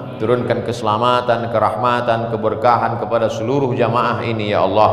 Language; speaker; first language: Indonesian; non-native, local second language; Malay